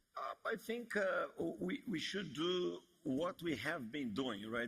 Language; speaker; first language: English; non-native, fluent; Portuguese